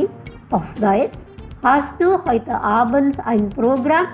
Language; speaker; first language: German; non-native, fluent; Indonesian